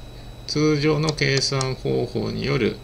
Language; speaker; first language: Japanese; native; Japanese